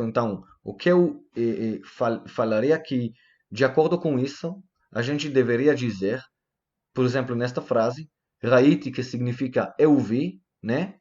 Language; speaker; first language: Portuguese; non-native, fluent; Hebrew